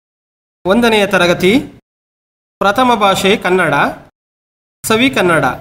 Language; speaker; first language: Kannada; native; Kannada